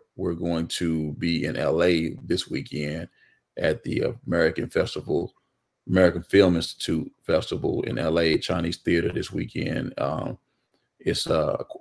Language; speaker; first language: English; native; English